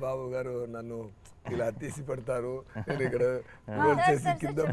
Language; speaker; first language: Telugu; non-native, fluent; Tamil